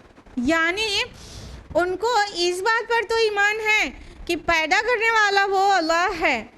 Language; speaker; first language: Urdu; native; Urdu